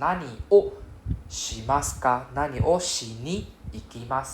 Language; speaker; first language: Japanese; non-native, fluent; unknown